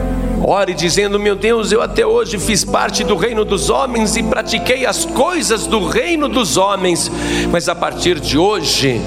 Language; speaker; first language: Portuguese; native; Portuguese